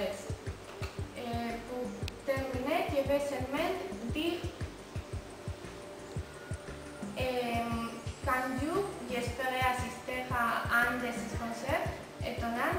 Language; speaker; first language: French; non-native, learner; Spanish